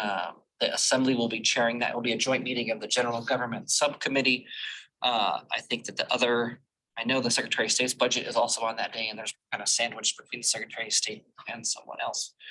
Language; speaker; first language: English; native; English